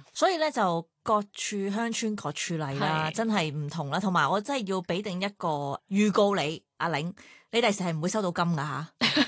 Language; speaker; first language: Cantonese; native; Cantonese